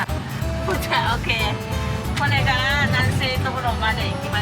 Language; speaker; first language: Japanese; non-native, learner; Thai